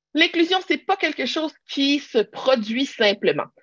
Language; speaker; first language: French; native; French